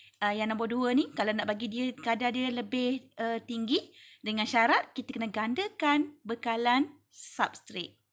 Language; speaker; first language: Malay; native; Malay